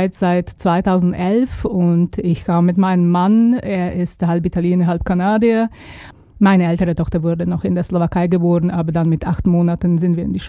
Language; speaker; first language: German; non-native, fluent; Slovak